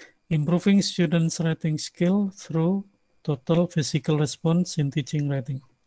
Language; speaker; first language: English; non-native, fluent; Indonesian